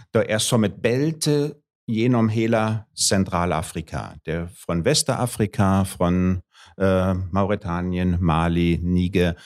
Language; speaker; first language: Swedish; non-native, fluent; German